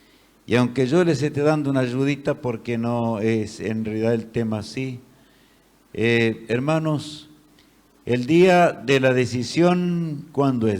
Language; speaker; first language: Spanish; native; Spanish